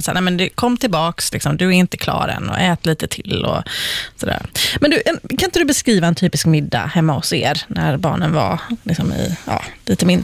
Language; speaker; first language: Swedish; native; Swedish